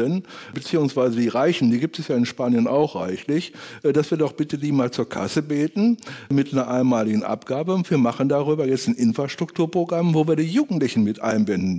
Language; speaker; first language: German; native; German